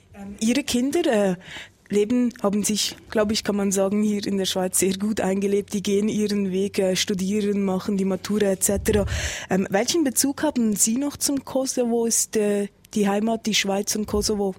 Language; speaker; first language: German; native; German